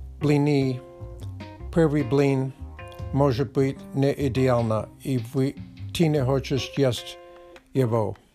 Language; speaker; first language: Russian; non-native, learner; English